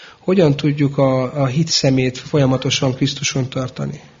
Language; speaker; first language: Hungarian; native; Hungarian